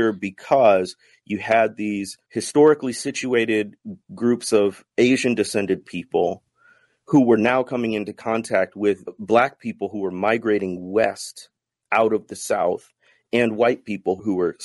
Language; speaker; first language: English; native; English